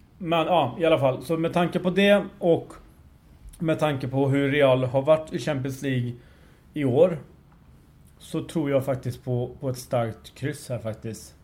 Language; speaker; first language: Swedish; early bilingual, other home language; Persian